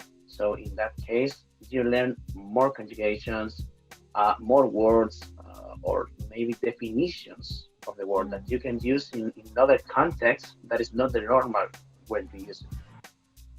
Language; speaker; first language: English; non-native, fluent; Spanish